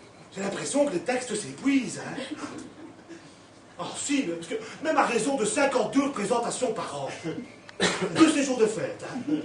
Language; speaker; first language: French; native; French